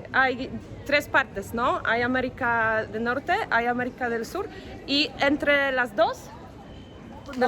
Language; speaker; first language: Spanish; non-native, fluent; Polish